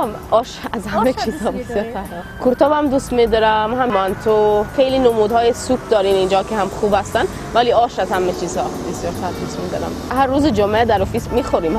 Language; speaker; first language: Persian; non-native, learner; Swedish